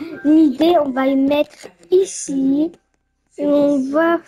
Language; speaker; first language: French; native; French